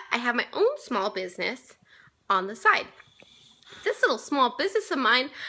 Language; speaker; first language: English; native; English